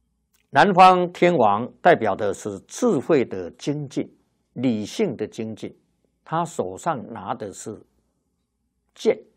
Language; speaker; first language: Chinese; native; Chinese